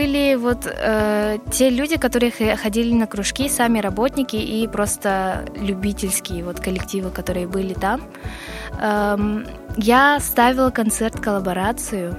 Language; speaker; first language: Russian; native; Russian